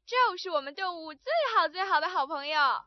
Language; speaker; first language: Chinese; native; Chinese